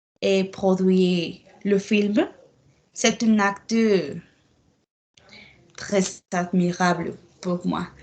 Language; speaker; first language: French; non-native, learner; Spanish